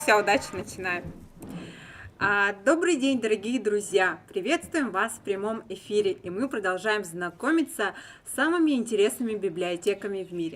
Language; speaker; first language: Russian; native; Russian